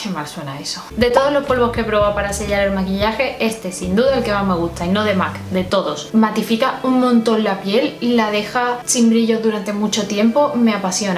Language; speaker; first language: Spanish; native; Spanish